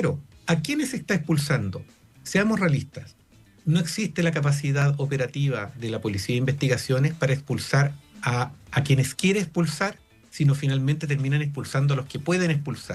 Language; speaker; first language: Spanish; native; Spanish